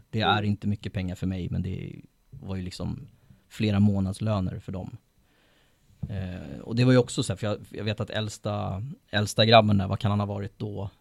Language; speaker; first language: Swedish; native; Swedish